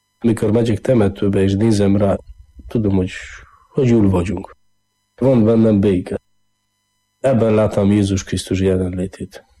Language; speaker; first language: Hungarian; non-native, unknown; Polish